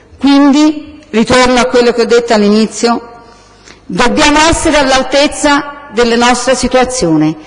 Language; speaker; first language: Italian; native; Italian